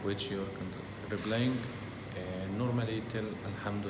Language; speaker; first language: English; non-native, learner; Arabic